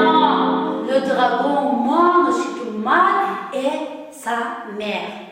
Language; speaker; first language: French; non-native, fluent; Uzbek